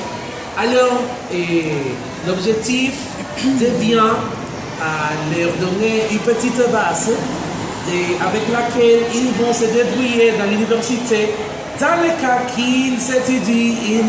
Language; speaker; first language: French; non-native, fluent; Spanish